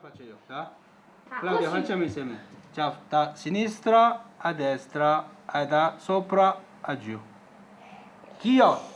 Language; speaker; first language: Italian; non-native, learner; Korean